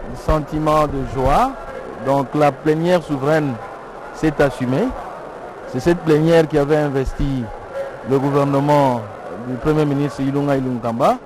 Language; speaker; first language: French; non-native, local second language; Luba-Lulua